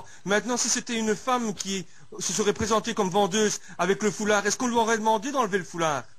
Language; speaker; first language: French; native; French